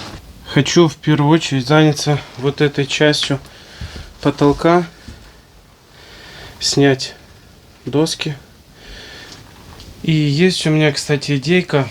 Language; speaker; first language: Russian; native; Russian